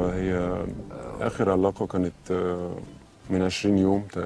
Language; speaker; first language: Arabic; native; Arabic